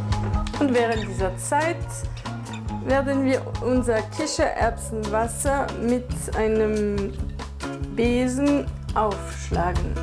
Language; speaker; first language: German; non-native, fluent; French